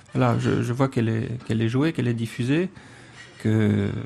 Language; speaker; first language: French; native; French